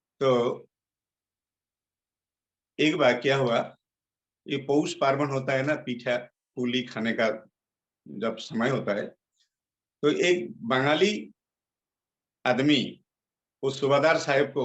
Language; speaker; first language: Hindi; non-native, local second language; Bangla